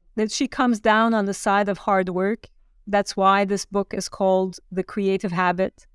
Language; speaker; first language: English; non-native, fluent; Turkish